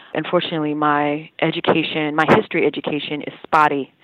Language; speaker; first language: English; native; English